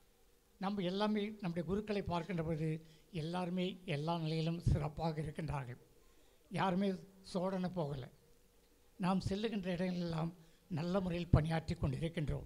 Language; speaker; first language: Tamil; native; Tamil